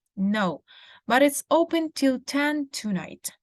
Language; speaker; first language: English; non-native, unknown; Ukrainian